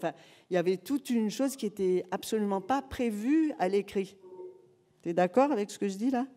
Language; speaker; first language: French; native; French